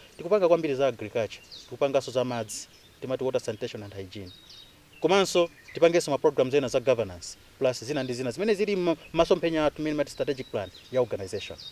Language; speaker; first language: Nyanja; non-native, local second language; Tumbuka